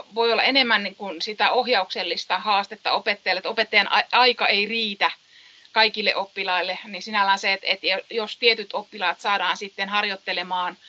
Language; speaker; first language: Finnish; native; Finnish